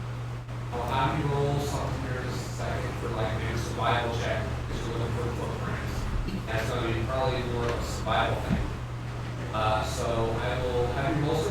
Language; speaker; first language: English; native; English